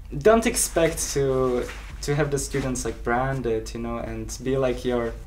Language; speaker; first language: English; non-native, fluent; Czech